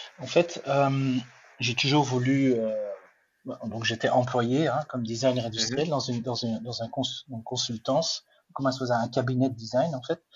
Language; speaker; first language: French; non-native, local second language; Dutch